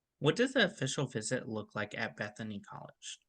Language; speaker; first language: English; native; English